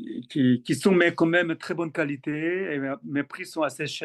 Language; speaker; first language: French; non-native, fluent; Korean